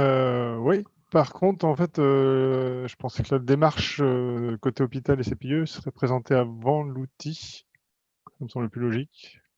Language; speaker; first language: French; native; French